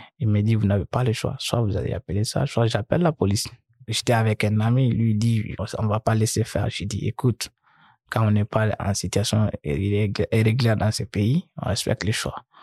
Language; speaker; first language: French; non-native, local second language; Fula